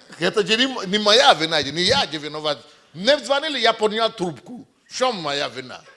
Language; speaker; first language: Russian; non-native, fluent; Yoruba